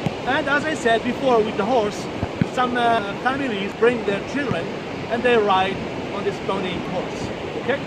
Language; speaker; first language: English; non-native, fluent; Arabic